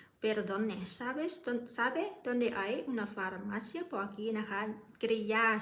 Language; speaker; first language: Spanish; non-native, fluent; Thai